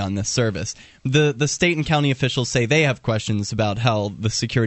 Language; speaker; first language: English; native; English